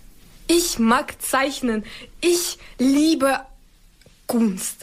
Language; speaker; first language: German; non-native, learner; Ukrainian